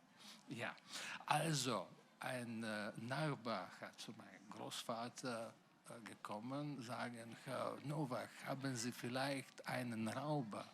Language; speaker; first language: German; non-native, fluent; Slovenian